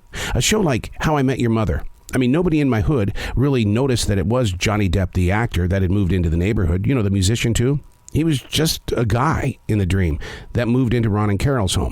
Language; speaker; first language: English; native; English